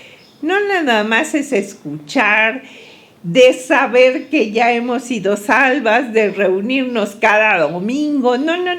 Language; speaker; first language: Spanish; native; Spanish